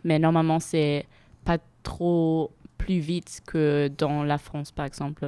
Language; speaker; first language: French; non-native, fluent; German